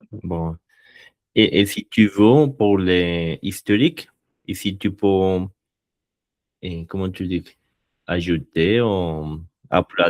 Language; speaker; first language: French; non-native, learner; Spanish